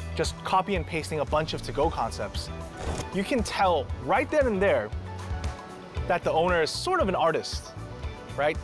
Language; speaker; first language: English; non-native, fluent; Chinese